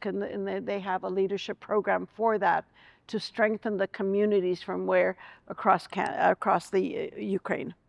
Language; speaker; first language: English; early bilingual, other home language; Ukrainian